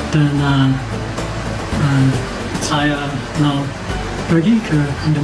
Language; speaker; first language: Indonesian; non-native, learner; English